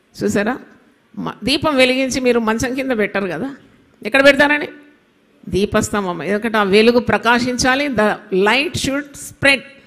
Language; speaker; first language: Telugu; non-native, local second language; Malayalam